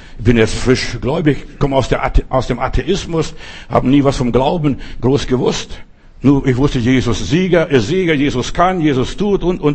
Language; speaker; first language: German; non-native, fluent; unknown